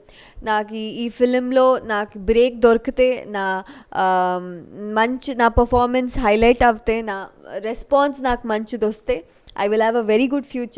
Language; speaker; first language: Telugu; non-native, local second language; Kannada